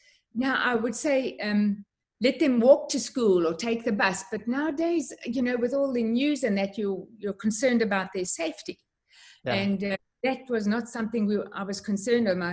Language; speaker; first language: English; native; English